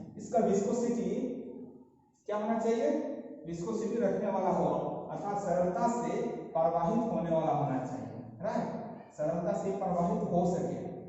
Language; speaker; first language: Hindi; non-native, local second language; Santali